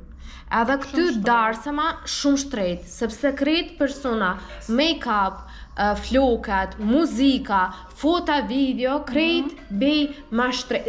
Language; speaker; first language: Albanian; non-native, learner; Russian